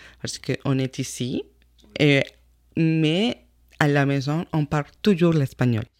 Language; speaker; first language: French; non-native, fluent; Spanish